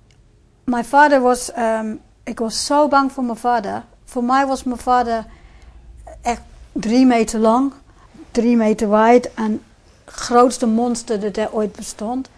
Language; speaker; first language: Dutch; non-native, fluent; English